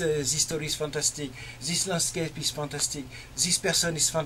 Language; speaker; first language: English; non-native, learner; French